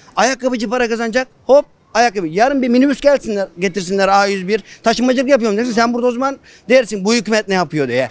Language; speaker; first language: Turkish; native; Turkish